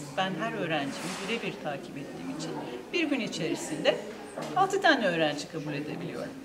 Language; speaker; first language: Turkish; native; Turkish